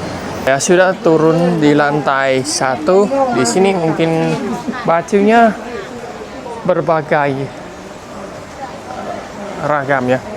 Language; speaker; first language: Indonesian; non-native, fluent; Vietnamese